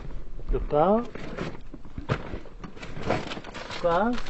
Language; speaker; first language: French; non-native, learner; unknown